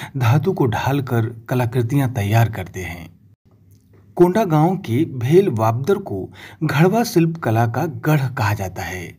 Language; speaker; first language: Hindi; native; Hindi